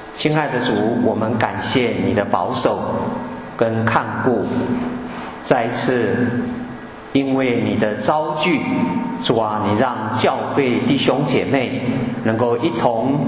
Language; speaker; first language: Chinese; native; Chinese